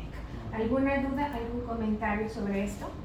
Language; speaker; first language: Spanish; native; Spanish